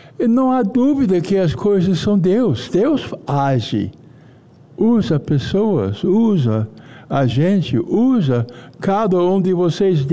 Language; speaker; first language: Portuguese; non-native, fluent; English